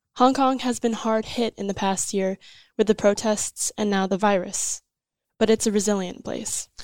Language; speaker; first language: English; early bilingual, other home language; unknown